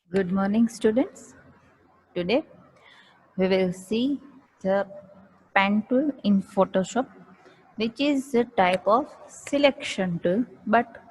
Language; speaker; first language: English; non-native, local second language; Gujarati